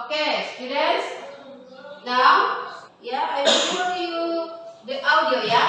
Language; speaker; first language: English; non-native, learner; Indonesian